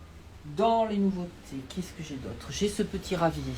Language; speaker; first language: French; native; French